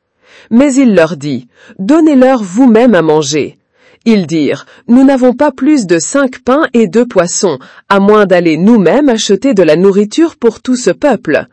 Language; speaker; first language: French; native; French